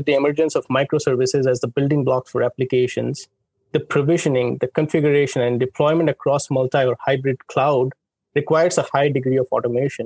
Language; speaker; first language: English; non-native, local second language; Hindi